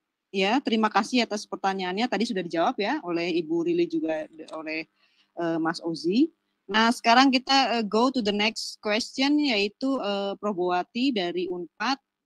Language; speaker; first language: Indonesian; native; Indonesian